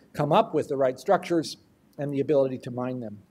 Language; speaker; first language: English; native; English